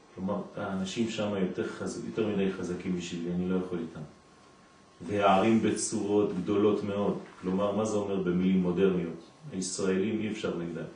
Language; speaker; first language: Hebrew; non-native, fluent; French